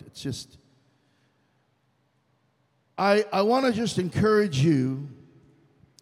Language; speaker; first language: English; non-native, fluent; Hebrew